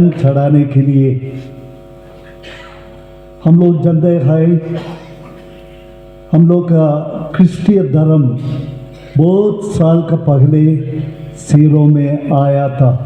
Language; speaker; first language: Hindi; non-native, local second language; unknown